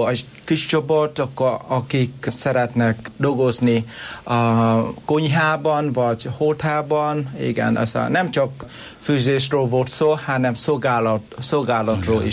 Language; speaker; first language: Hungarian; non-native, fluent; Vietnamese